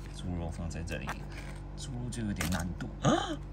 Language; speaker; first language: Chinese; non-native, local second language; English